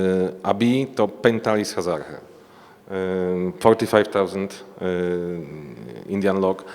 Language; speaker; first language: Hindi; non-native, learner; Polish